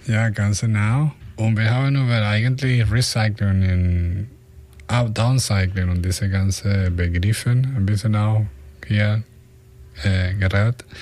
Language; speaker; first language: German; non-native, fluent; Spanish